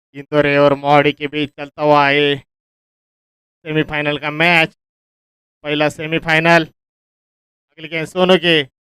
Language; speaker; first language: Hindi; non-native, local second language; Marathi